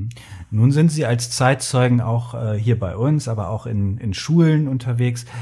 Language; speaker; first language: German; native; German